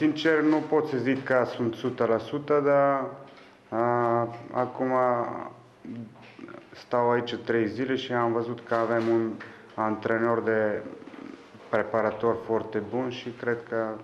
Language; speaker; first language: Romanian; non-native, learner; Bulgarian